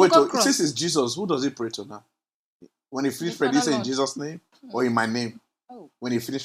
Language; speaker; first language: English; non-native, local second language; Yoruba